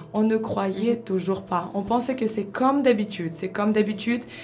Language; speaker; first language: French; non-native, fluent; Ukrainian